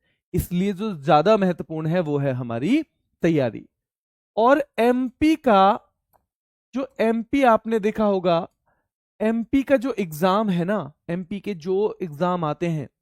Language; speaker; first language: Hindi; native; Hindi